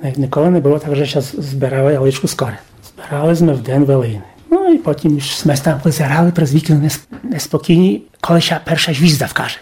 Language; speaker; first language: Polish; non-native, local second language; Rusyn